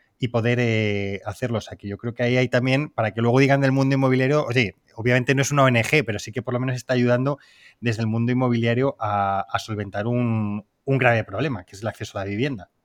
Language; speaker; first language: Spanish; native; Spanish